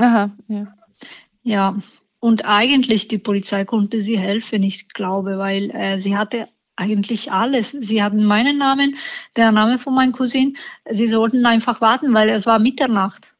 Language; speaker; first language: German; non-native, learner; Italian